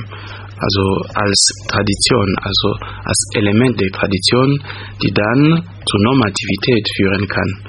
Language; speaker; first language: German; non-native, fluent; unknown